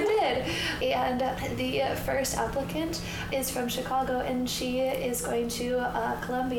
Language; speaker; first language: English; native; English